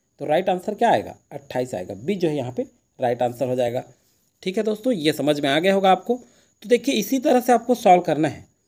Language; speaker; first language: Hindi; native; Hindi